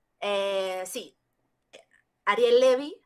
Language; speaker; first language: Portuguese; non-native, learner; Spanish